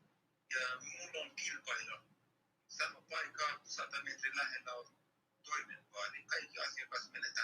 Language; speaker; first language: Finnish; non-native, learner; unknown